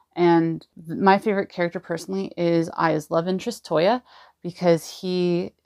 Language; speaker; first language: English; native; English